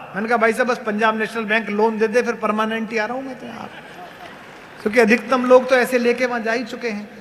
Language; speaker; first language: Hindi; native; Hindi